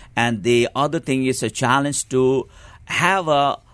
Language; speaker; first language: English; non-native, local second language; Nepali